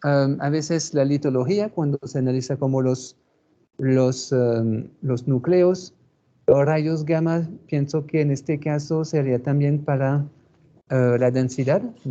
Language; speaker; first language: Spanish; non-native, fluent; French